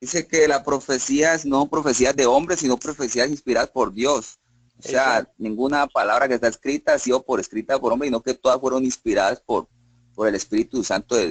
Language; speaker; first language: Spanish; native; Spanish